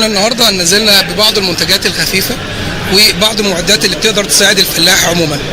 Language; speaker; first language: Arabic; native; Arabic